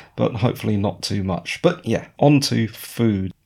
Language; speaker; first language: English; native; English